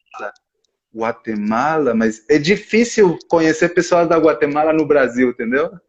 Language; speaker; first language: Portuguese; non-native, fluent; Spanish